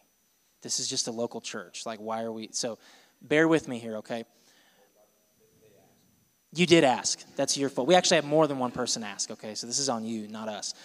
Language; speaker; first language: English; native; English